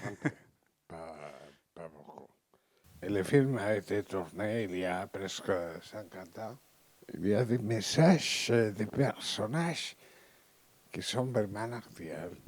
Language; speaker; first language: French; non-native, learner; Catalan